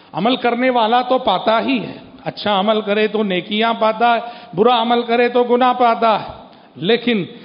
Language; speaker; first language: Urdu; native; Urdu